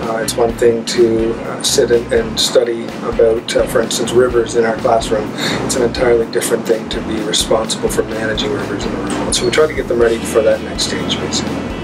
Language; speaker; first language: English; native; English